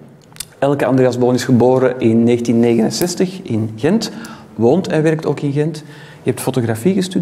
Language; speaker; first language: Dutch; native; Dutch